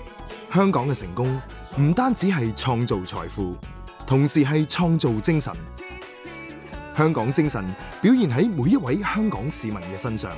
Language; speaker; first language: Cantonese; native; Cantonese